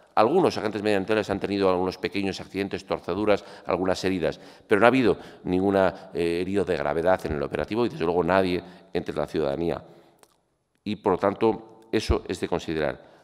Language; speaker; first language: Spanish; native; Spanish